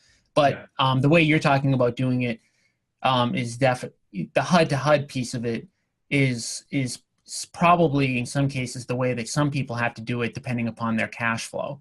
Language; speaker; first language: English; native; English